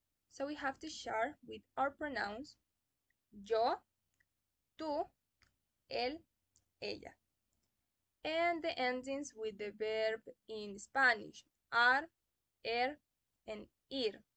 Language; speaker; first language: English; non-native, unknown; Spanish